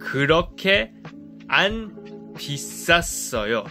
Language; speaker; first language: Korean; non-native, fluent; English